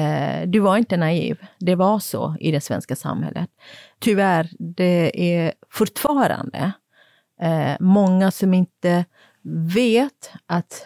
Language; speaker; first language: Swedish; non-native, fluent; Kurdish